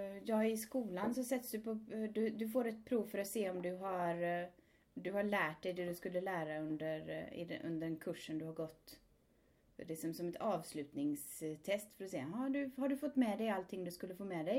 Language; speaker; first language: Swedish; native; Swedish